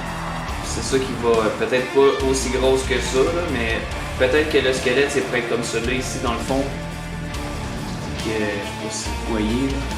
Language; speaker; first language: French; native; French